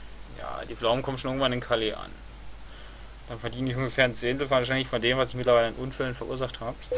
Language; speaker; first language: German; native; German